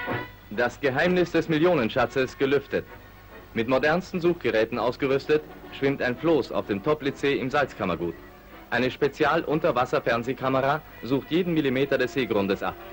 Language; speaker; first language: German; native; German